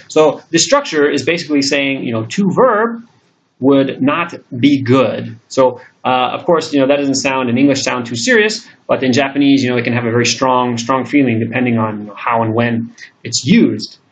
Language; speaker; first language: English; native; English